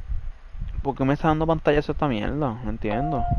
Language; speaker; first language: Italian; non-native, learner; Spanish